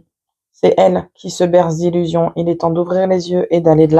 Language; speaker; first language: French; native; French